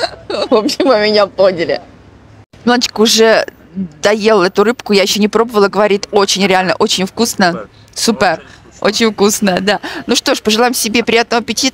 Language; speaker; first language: Russian; native; Russian